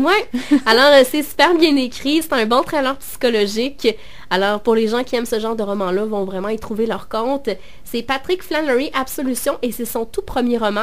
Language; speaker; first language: French; native; French